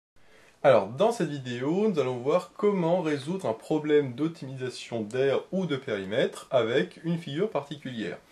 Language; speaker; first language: French; native; French